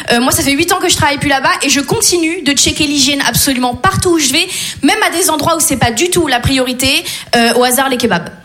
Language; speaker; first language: French; native; French